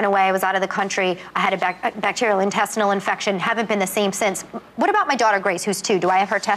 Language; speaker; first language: English; native; English